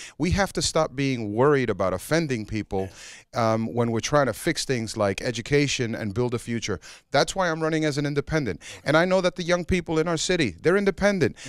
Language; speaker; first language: English; early bilingual, other home language; Spanish